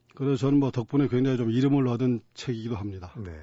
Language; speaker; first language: Korean; native; Korean